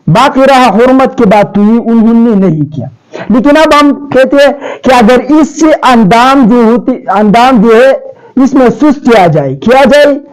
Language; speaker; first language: Urdu; non-native, local second language; Pashto